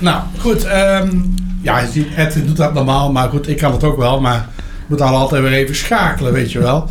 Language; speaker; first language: Dutch; native; Dutch